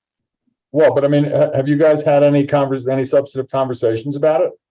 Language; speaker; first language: English; native; English